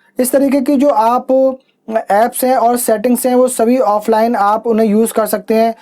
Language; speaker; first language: Hindi; native; Hindi